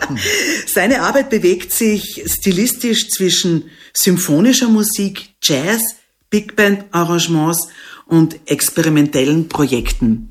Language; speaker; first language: German; native; German